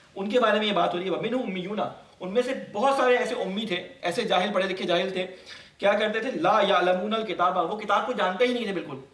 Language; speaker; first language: Urdu; native; Urdu